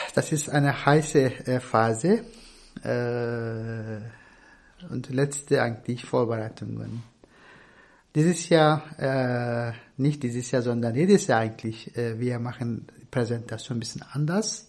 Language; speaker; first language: German; non-native, fluent; Turkish